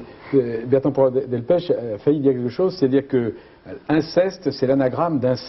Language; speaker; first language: French; native; French